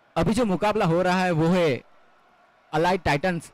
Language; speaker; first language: Hindi; non-native, local second language; Gujarati